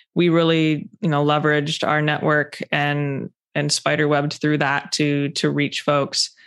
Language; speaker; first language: English; native; English